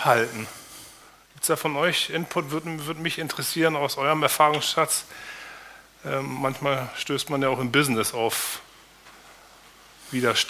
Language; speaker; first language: German; native; German